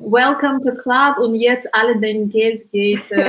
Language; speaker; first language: German; non-native, learner; Russian